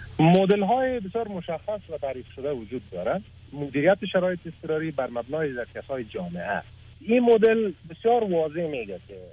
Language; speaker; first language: Persian; native; Persian